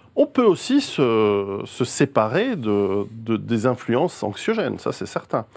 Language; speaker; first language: French; native; French